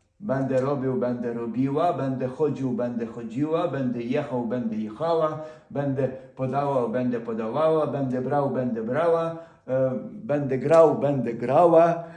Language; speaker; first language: Polish; non-native, fluent; Ukrainian